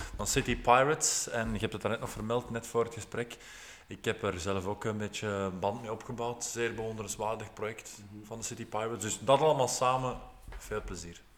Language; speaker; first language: Dutch; native; Dutch